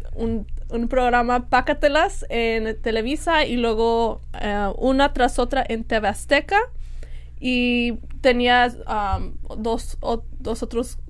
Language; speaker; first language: Spanish; early bilingual, heritage; Spanish